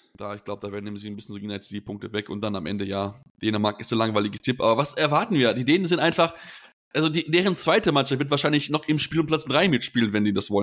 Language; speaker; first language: German; native; German